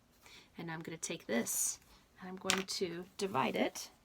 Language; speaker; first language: English; native; English